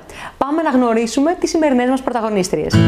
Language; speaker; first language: Greek; native; Greek